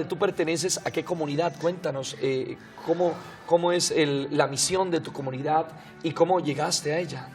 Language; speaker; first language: Spanish; native; Spanish